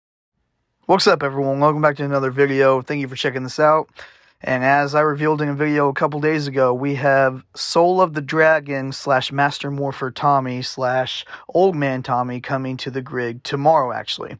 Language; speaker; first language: English; native; English